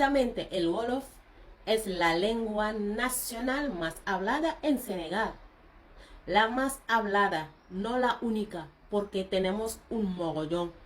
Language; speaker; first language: Spanish; non-native, fluent; Wolof